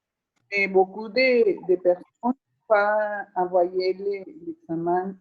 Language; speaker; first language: French; non-native, learner; Spanish